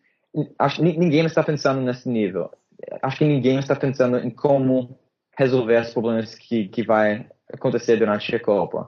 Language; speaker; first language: Portuguese; non-native, fluent; English